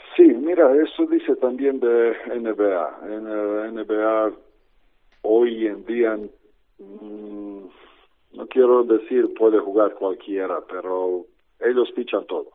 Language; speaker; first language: Spanish; non-native, fluent; Croatian